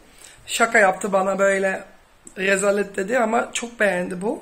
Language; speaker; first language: Turkish; early bilingual, heritage; Dutch